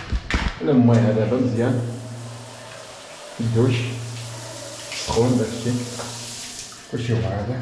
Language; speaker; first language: Arabic; native; Arabic